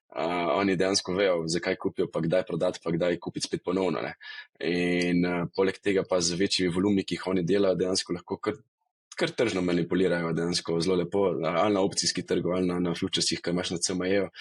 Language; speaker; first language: Slovenian; native; Slovenian